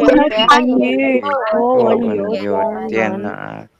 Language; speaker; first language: Chinese; non-native, learner; Indonesian